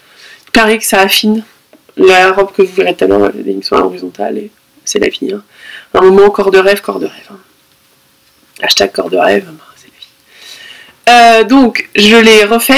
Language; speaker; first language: French; native; French